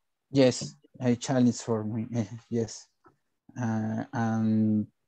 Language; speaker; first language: English; non-native, learner; Spanish